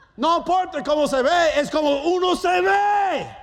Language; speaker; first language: Spanish; non-native, fluent; German